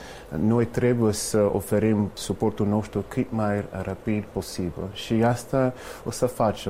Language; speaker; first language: Romanian; non-native, fluent; English